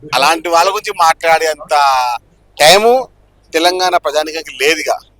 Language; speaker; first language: Telugu; native; Telugu